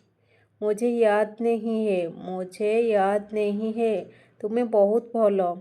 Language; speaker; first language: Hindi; non-native, local second language; Odia